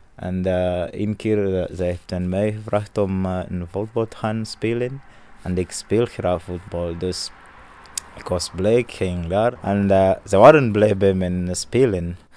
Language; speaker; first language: Dutch; non-native, learner; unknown